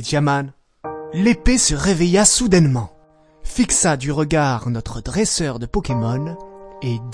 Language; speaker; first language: French; native; French